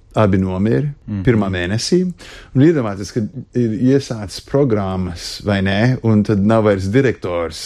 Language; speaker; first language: Latvian; early bilingual, heritage; Latvian